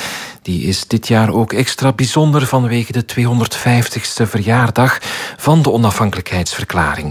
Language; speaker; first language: Dutch; native; Dutch